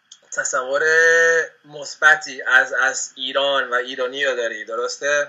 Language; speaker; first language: Persian; non-native, fluent; Spanish